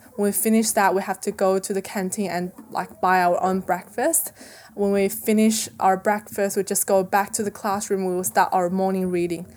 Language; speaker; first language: English; non-native, fluent; Chinese